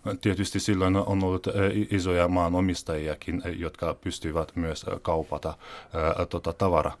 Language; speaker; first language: Finnish; non-native, fluent; Hungarian